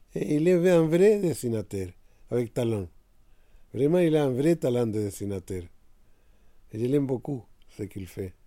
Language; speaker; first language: French; non-native, fluent; Spanish